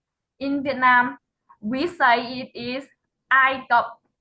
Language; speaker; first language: English; non-native, learner; Vietnamese